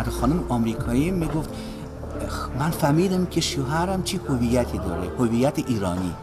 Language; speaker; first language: Persian; non-native, fluent; Russian